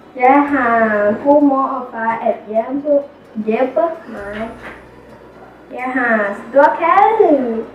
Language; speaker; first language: Danish; non-native, learner; Thai